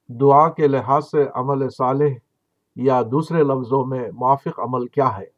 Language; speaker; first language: Urdu; native; Urdu